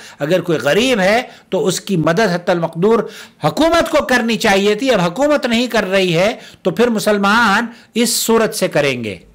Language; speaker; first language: Urdu; native; Urdu